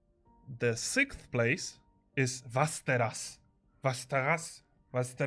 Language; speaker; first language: English; non-native, fluent; Polish